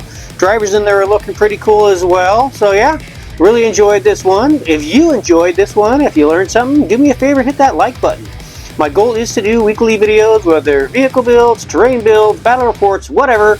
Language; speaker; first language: English; native; English